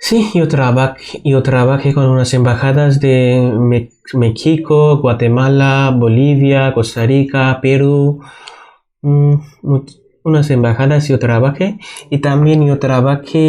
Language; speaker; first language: Spanish; non-native, fluent; Bangla